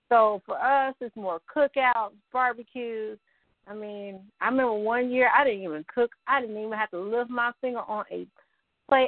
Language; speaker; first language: English; native; English